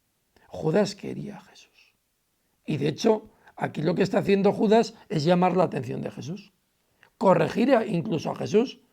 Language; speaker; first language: Spanish; native; Spanish